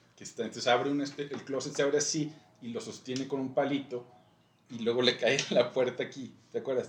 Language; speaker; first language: Spanish; native; Spanish